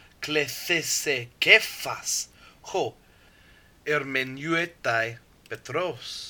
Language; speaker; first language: Greek; non-native, learner; English